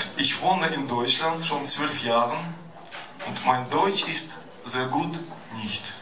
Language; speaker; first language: German; non-native, fluent; Russian